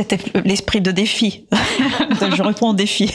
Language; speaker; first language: French; native; French